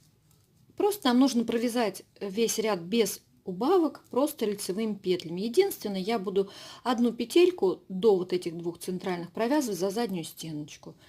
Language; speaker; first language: Russian; native; Russian